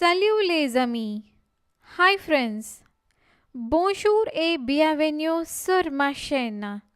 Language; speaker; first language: French; non-native, fluent; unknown